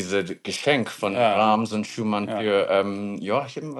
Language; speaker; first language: German; non-native, fluent; English